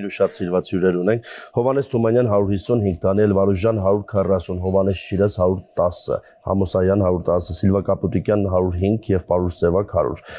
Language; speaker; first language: Armenian; native; Armenian